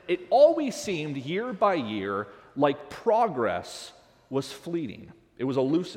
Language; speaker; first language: English; native; English